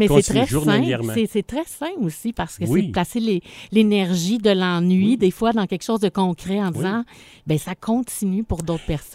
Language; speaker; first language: French; native; French